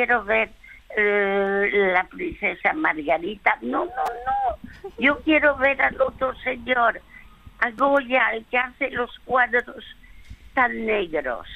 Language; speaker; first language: Spanish; early bilingual, other home language; French